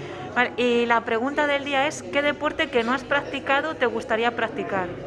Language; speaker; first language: Spanish; native; Spanish